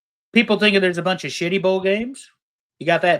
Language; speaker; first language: English; native; English